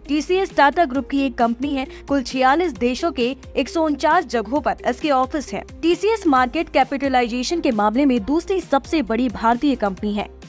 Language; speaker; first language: Hindi; native; Hindi